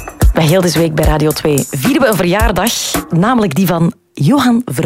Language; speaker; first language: Dutch; native; Dutch